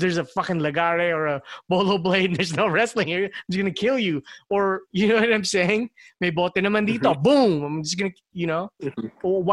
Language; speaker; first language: English; non-native, local second language; Filipino